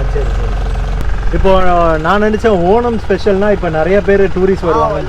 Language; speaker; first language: Tamil; native; Tamil